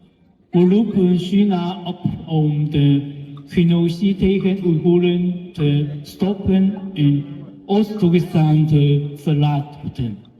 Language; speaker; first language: Dutch; non-native, learner; Cantonese